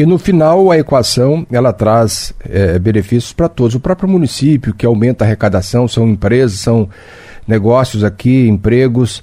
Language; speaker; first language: Portuguese; native; Portuguese